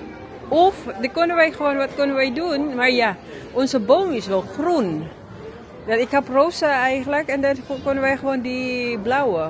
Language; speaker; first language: Dutch; non-native, learner; Cebuano